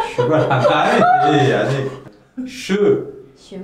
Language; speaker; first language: Korean; non-native, learner; French